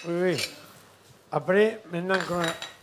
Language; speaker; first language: French; non-native, learner; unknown